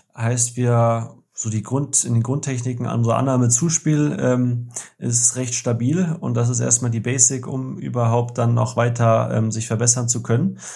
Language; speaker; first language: German; native; German